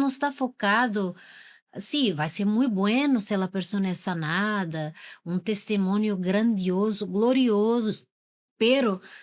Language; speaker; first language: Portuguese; non-native, learner; Spanish